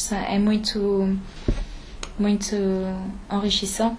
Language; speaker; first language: Portuguese; early bilingual, heritage; French